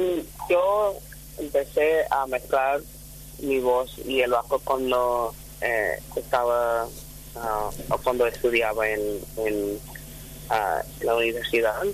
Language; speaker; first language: Spanish; non-native, fluent; English